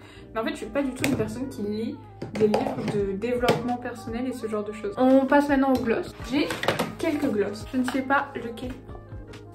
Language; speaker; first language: French; native; French